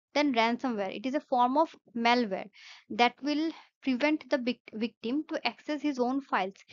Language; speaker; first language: English; non-native, local second language; Assamese